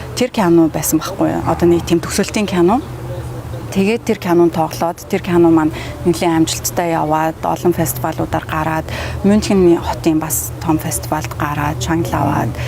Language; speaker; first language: Mongolian; early bilingual, heritage; Mongolian